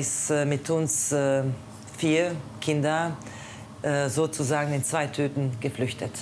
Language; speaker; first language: German; non-native, fluent; Croatian